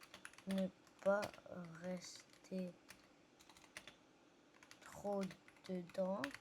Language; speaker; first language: French; non-native, learner; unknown